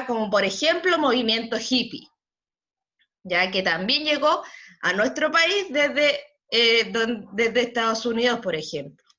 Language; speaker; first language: Spanish; native; Spanish